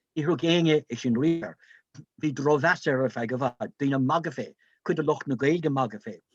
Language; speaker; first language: Irish; non-native, local second language; English